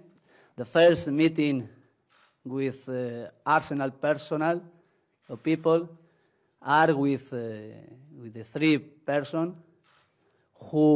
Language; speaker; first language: English; non-native, learner; Spanish